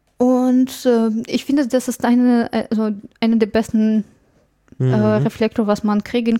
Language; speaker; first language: German; non-native, fluent; English